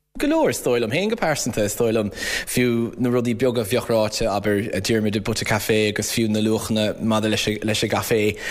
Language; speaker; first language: Irish; native; Irish